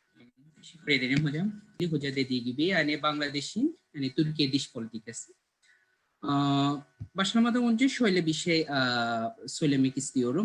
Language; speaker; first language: Turkish; non-native, fluent; Bangla